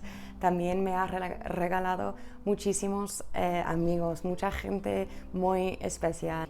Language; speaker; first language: Spanish; non-native, fluent; English